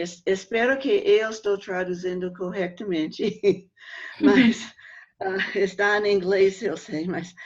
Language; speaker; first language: Portuguese; non-native, fluent; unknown